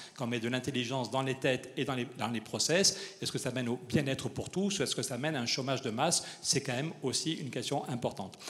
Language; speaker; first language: French; native; French